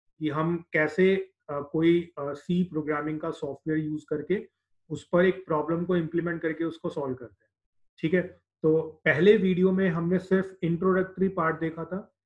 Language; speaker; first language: Hindi; native; Hindi